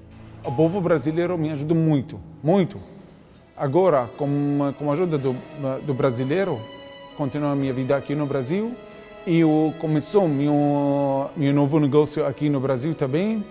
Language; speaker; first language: Portuguese; non-native, learner; Arabic